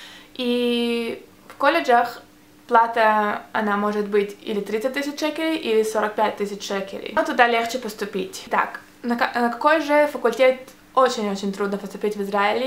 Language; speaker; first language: Russian; early bilingual, heritage; Russian